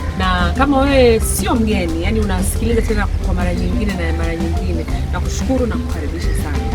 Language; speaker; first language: Swahili; native; Swahili